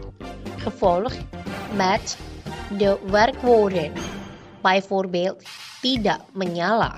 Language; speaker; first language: Dutch; non-native, learner; Indonesian